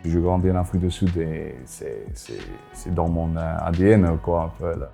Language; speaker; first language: French; non-native, fluent; Afrikaans